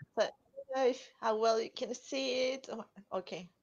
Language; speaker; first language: English; non-native, fluent; Romanian